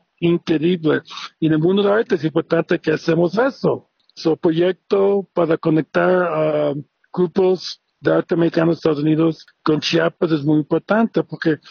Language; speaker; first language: Spanish; early bilingual, heritage; Spanish